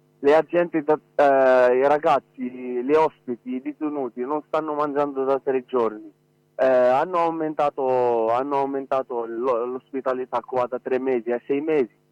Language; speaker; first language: Italian; non-native, fluent; Arabic